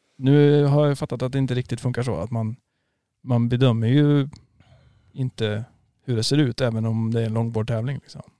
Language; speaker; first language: Swedish; native; Swedish